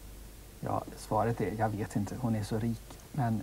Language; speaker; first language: Swedish; native; Swedish